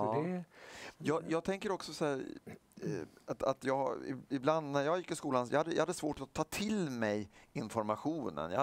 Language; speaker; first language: Swedish; native; Swedish